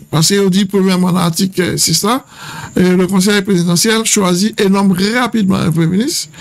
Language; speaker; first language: French; non-native, local second language; Haitian Creole